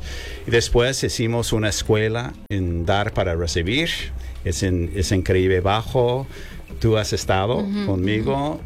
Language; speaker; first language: Spanish; non-native, fluent; English